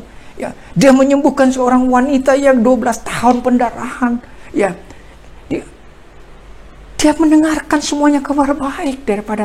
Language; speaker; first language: Indonesian; native; Indonesian